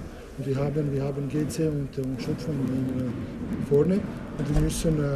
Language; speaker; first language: German; non-native, learner; English